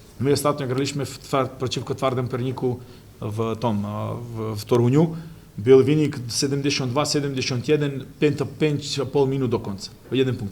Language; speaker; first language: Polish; non-native, fluent; Serbian